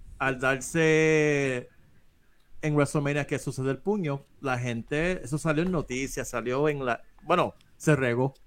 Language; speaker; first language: Spanish; native; Spanish